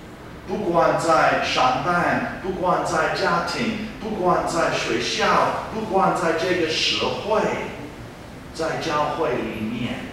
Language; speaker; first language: Chinese; non-native, fluent; English